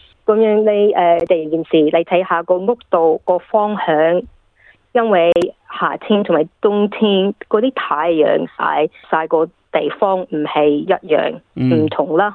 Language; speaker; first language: Cantonese; early bilingual, heritage; English